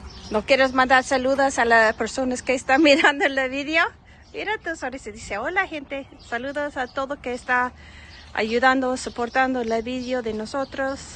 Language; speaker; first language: Spanish; non-native, learner; English